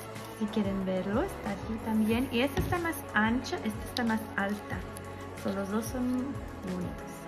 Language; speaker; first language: Spanish; early bilingual, heritage; Spanish